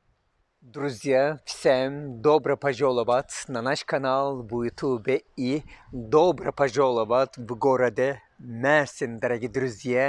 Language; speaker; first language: Russian; non-native, learner; Turkish